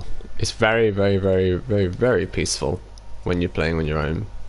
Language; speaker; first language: English; native; English